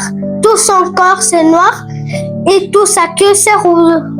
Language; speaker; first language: French; non-native, learner; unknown